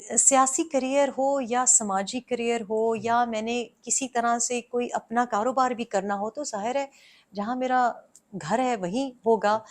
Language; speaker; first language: Urdu; non-native, local second language; Pashto